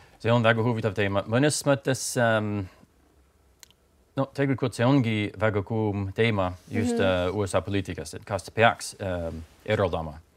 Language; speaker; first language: Estonian; non-native, fluent; English